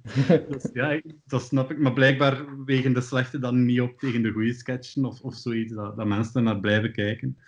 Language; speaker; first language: Dutch; native; Dutch